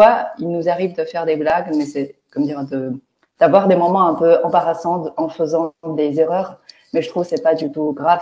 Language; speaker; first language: French; non-native, fluent; Chinese